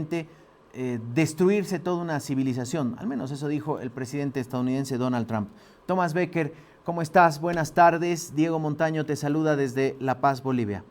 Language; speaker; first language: Spanish; native; Spanish